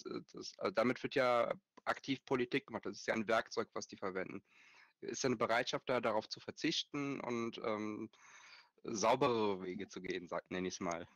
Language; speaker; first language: German; native; German